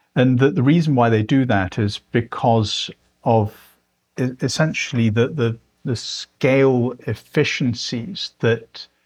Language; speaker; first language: English; native; English